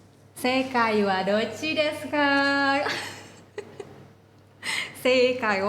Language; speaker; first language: Japanese; non-native, fluent; Indonesian